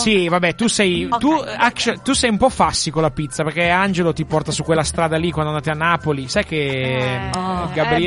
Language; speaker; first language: Italian; early bilingual, heritage; Italian